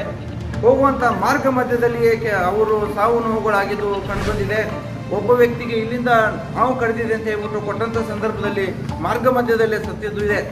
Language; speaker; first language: Kannada; native; Kannada